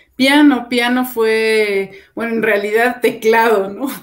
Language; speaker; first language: Spanish; native; Spanish